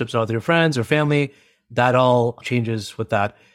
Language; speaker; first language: English; early bilingual, other home language; Hindi